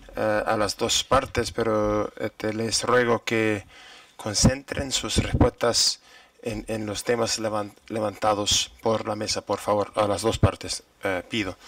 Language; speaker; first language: Spanish; non-native, fluent; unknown